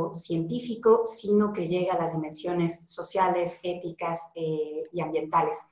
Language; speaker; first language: Spanish; native; Spanish